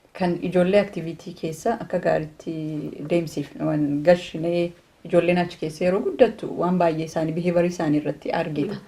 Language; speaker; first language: Oromo; native; Oromo